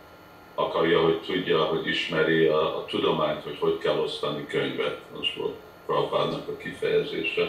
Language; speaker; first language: Hungarian; early bilingual, heritage; Hungarian